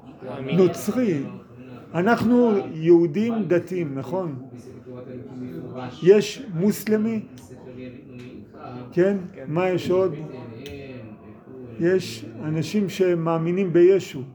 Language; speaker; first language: Hebrew; non-native, fluent; English